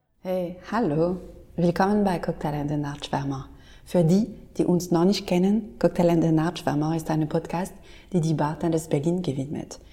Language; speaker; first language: German; non-native, fluent; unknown